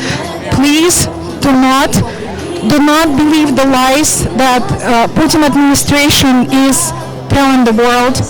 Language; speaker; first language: English; non-native, fluent; Russian